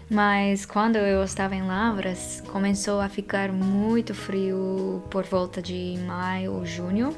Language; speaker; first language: Portuguese; non-native, fluent; Dutch